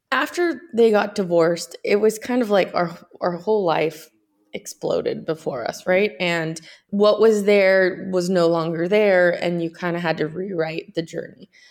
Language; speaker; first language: English; early bilingual, other home language; Spanish